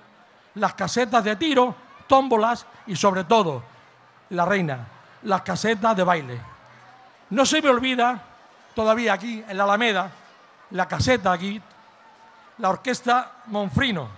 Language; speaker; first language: Spanish; native; Spanish